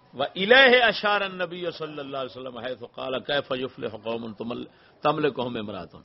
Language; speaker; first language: Urdu; non-native, local second language; Punjabi